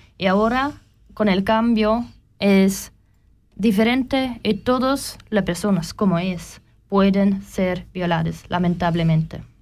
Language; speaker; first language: Spanish; non-native, learner; German